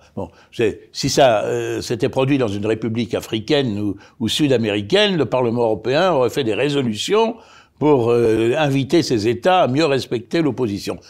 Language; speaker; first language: French; native; French